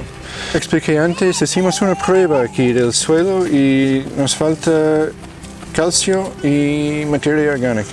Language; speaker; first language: Spanish; non-native, fluent; English